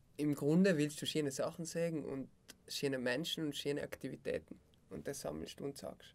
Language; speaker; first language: German; native; German